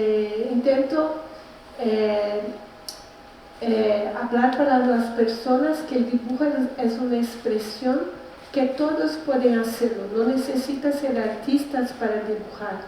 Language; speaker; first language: Spanish; non-native, learner; Portuguese